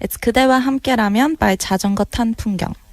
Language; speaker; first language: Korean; early bilingual, heritage; Korean